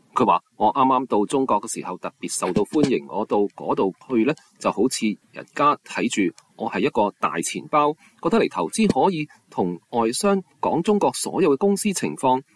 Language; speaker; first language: Chinese; non-native, local second language; Cantonese